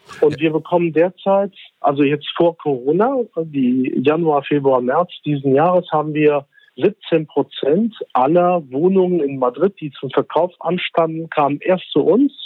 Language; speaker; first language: German; early bilingual, other home language; Turkish